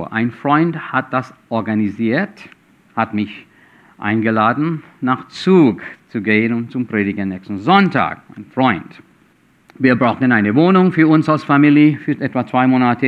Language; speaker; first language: German; non-native, fluent; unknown